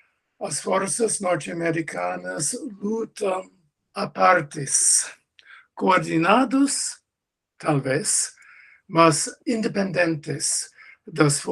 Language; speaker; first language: Portuguese; non-native, learner; English